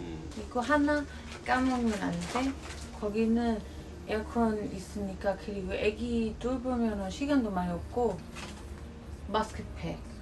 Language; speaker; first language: Korean; non-native, fluent; German